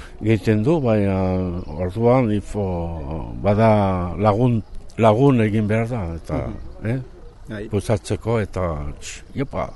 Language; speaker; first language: Basque; non-native, learner; Spanish